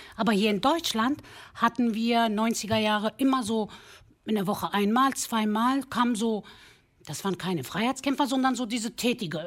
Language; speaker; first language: German; early bilingual, other home language; Kurdish